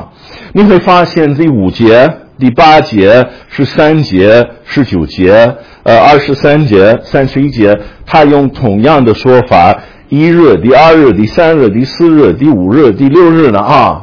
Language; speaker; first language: Chinese; non-native, fluent; English